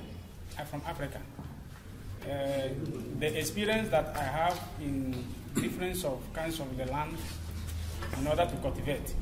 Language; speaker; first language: English; non-native, learner; Italian